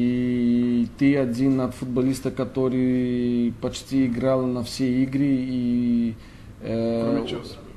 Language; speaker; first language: Russian; non-native, learner; Greek